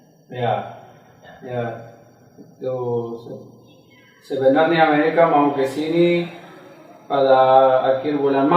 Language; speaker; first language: Indonesian; non-native, fluent; Spanish